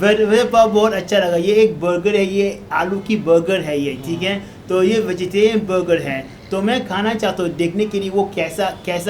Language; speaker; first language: Hindi; non-native, learner; Arabic